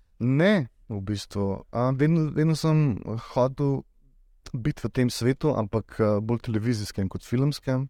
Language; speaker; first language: Slovenian; native; Slovenian